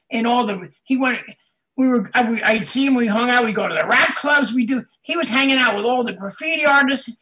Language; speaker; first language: English; native; English